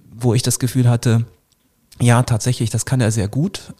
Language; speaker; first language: German; native; German